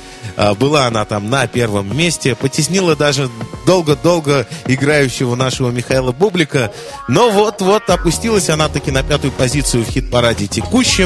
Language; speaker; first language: Russian; native; Russian